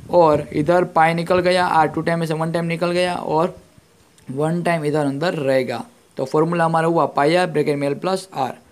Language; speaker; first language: Hindi; non-native, local second language; Gujarati